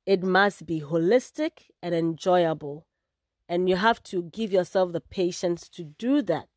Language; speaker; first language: English; non-native, local second language; Akan